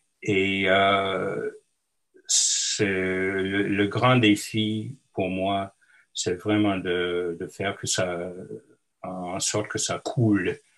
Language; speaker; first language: French; non-native, local second language; English